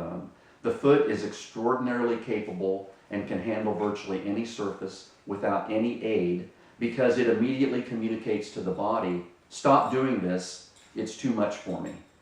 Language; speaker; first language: English; native; English